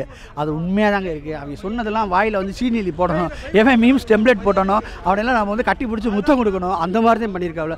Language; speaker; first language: Tamil; native; Tamil